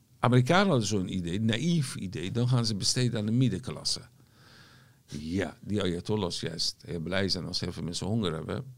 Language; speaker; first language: Dutch; non-native, fluent; Persian